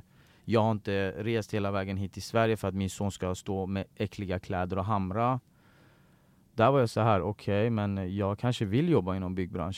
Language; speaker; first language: Swedish; early bilingual, other home language; Persian